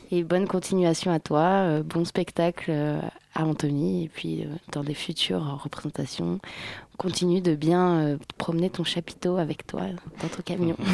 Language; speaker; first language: French; native; French